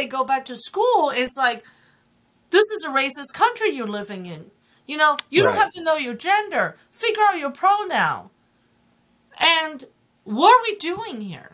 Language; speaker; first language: English; non-native, fluent; Chinese